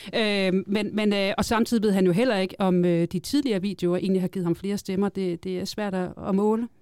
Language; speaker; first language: Danish; native; Danish